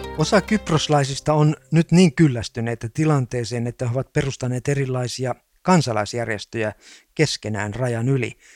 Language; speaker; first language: Finnish; native; Finnish